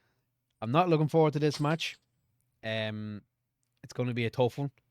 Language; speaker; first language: English; native; English